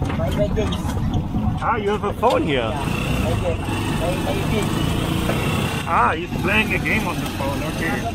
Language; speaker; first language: English; non-native, fluent; German